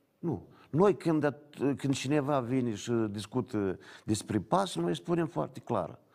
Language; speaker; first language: Romanian; native; Romanian